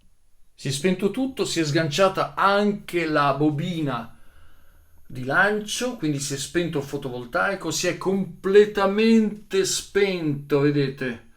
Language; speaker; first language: Italian; native; Italian